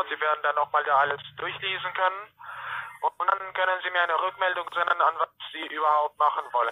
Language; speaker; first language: German; non-native, fluent; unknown